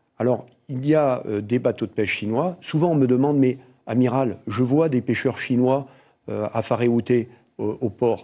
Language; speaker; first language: French; native; French